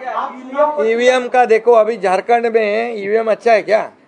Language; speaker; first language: Hindi; non-native, local second language; Marathi